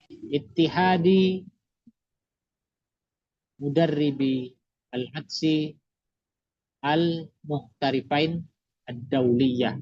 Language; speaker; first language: Arabic; non-native, fluent; Indonesian